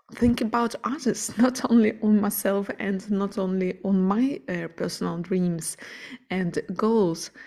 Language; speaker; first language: English; non-native, fluent; Ukrainian